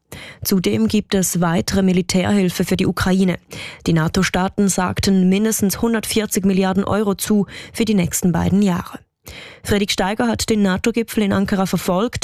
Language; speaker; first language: German; native; German